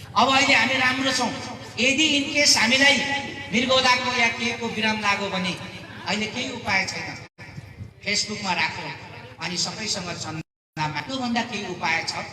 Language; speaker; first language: Nepali; non-native, local second language; Eastern Tamang